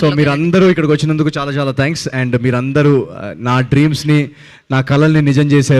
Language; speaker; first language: Telugu; native; Telugu